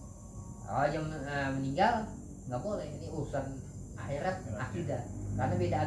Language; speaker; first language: Indonesian; native; Indonesian